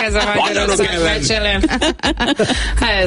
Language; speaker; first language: Hungarian; non-native, learner; Portuguese